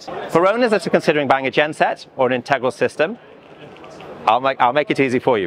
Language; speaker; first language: English; native; English